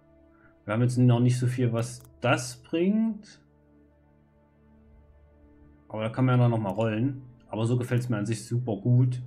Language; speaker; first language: German; native; German